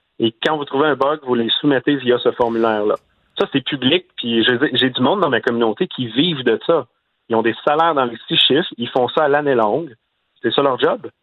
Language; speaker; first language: French; native; French